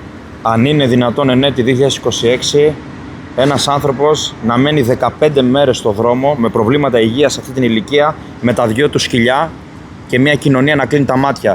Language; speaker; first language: Greek; native; Greek